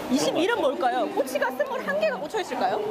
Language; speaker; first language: Korean; native; Korean